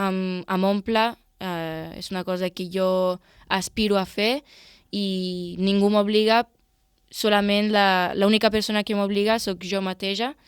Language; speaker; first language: Catalan; non-native, local second language; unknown